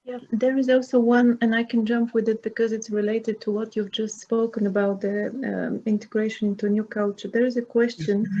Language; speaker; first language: English; non-native, fluent; Bulgarian